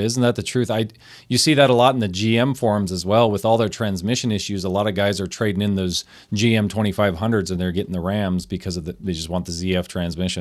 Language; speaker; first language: English; native; English